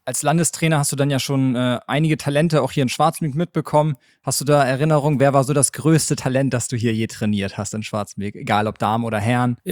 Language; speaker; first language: German; native; German